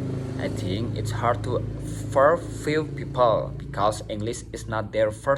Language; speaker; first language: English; non-native, learner; Indonesian